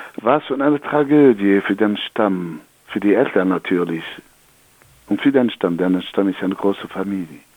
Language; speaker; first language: German; non-native, fluent; Kabyle